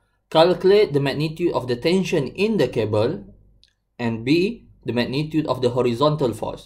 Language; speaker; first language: English; non-native, local second language; Malay